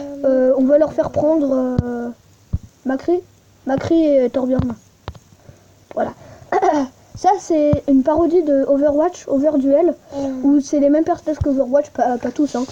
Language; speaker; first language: French; native; French